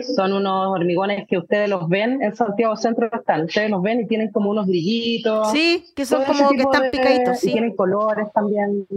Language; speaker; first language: Spanish; native; Spanish